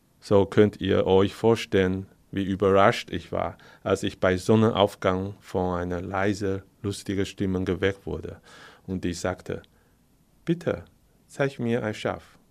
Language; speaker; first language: German; non-native, fluent; Chinese